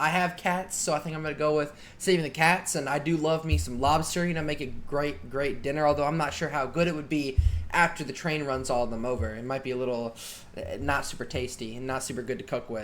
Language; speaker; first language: English; native; English